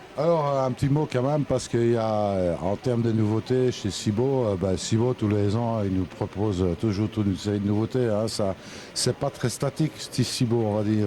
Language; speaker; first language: French; native; French